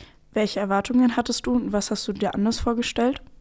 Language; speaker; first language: German; native; German